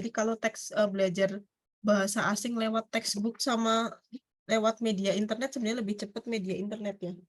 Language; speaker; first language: Indonesian; native; Indonesian